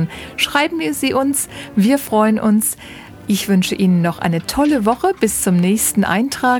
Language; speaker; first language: German; native; German